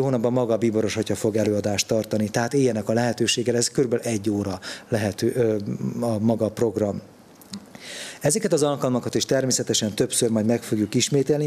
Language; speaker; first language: Hungarian; native; Hungarian